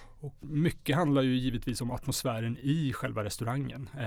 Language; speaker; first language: Swedish; native; Swedish